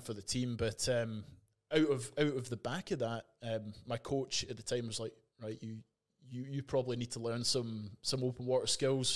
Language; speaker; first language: English; native; English